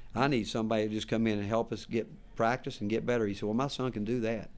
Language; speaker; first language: English; native; English